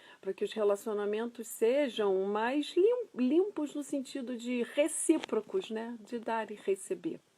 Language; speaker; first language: Portuguese; native; Portuguese